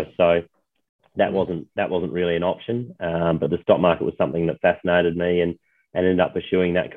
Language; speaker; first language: English; native; English